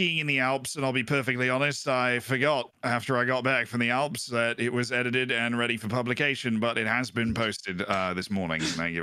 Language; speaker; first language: English; native; English